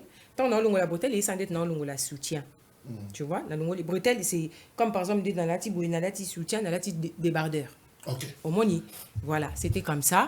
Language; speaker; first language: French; non-native, local second language; Lingala